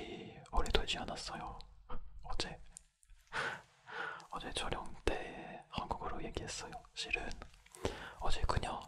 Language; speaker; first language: Korean; non-native, fluent; French